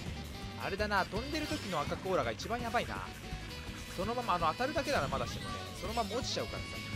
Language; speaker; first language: Japanese; native; Japanese